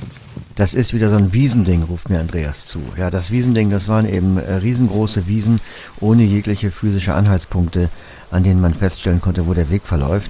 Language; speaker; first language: German; native; German